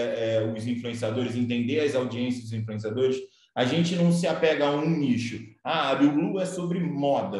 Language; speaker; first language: Portuguese; native; Portuguese